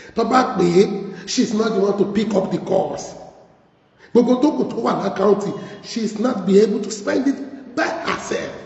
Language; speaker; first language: English; non-native, local second language; Yoruba